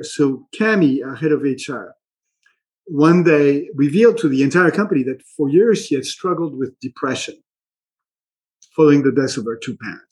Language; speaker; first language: English; native; English